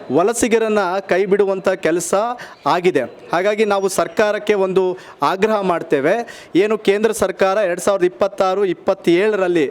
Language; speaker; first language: Kannada; non-native, local second language; Lambadi